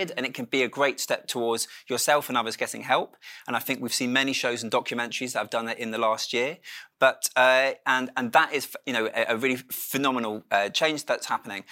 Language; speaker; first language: English; native; English